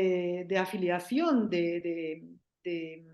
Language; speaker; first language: Spanish; non-native, fluent; French